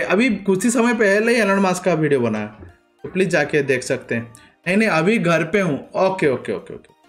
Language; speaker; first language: Hindi; non-native, local second language; Odia